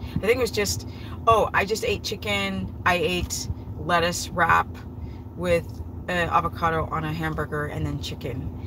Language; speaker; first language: English; native; English